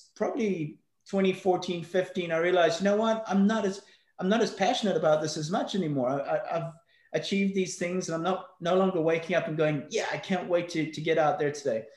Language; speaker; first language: English; native; English